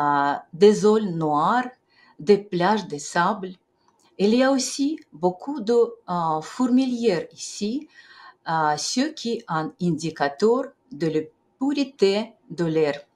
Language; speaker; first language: French; non-native, fluent; Russian